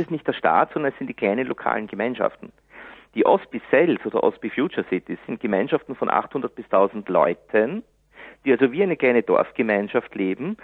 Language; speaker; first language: German; native; German